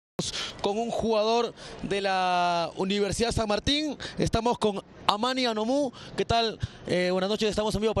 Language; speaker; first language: Spanish; native; Spanish